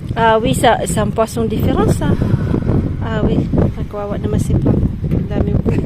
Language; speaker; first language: Filipino; native; Filipino